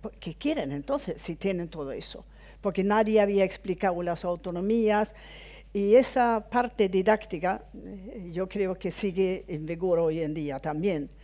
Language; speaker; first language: Spanish; non-native, fluent; Swedish